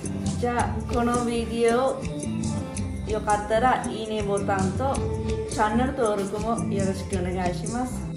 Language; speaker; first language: Japanese; non-native, learner; Sinhala